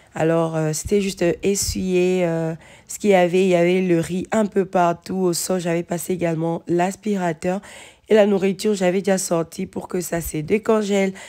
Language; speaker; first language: French; non-native, local second language; Lingala